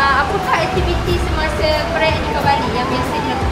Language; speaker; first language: Malay; native; Malay